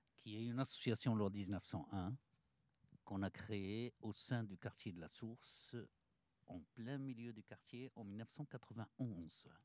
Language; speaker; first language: French; non-native, local second language; Arabic